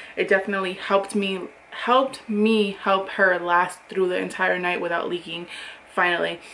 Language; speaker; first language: English; native; English